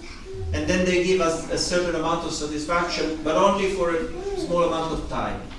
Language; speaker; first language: English; non-native, fluent; Italian